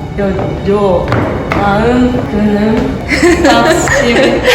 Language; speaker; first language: Korean; non-native, learner; Japanese